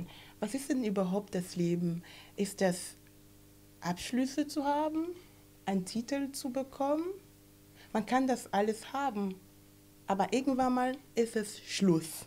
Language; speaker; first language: German; non-native, fluent; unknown